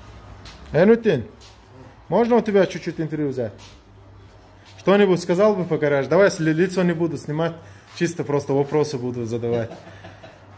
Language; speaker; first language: Russian; non-native, local second language; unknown